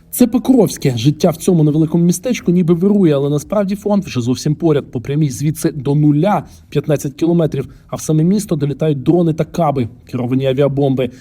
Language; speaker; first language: Ukrainian; native; Ukrainian